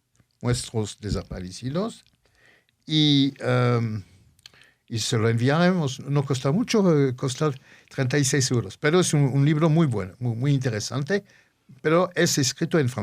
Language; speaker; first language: Spanish; early bilingual, heritage; Ladino